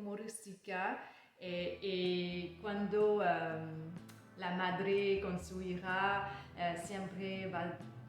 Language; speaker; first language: Spanish; non-native, learner; French